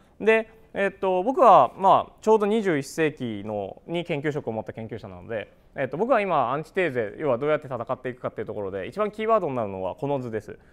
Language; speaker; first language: Japanese; native; Japanese